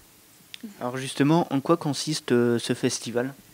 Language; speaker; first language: French; native; French